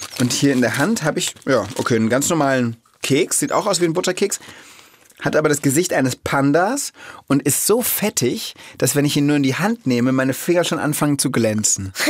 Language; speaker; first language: German; native; German